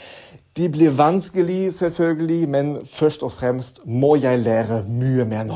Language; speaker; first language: Norwegian; non-native, learner; German